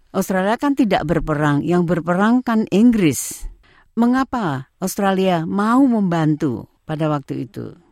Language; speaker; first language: Indonesian; native; Indonesian